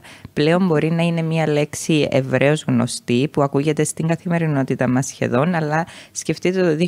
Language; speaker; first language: Greek; native; Greek